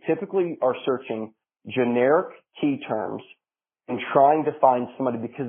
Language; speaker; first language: English; native; English